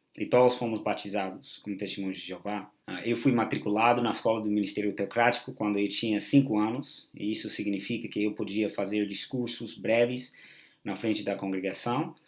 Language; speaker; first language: Portuguese; non-native, fluent; English